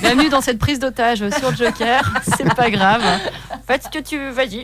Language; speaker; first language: French; native; French